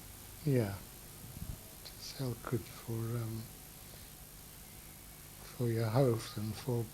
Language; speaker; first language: Dutch; non-native, learner; English